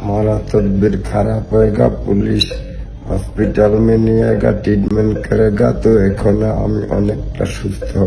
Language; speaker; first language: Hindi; non-native, learner; Bangla